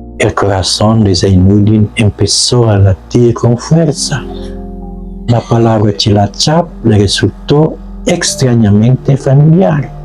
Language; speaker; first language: Spanish; non-native, fluent; Indonesian